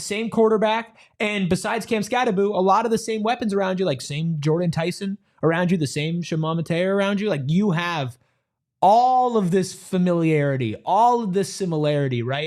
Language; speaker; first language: English; native; English